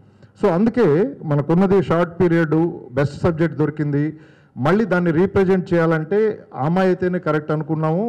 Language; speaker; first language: Telugu; native; Telugu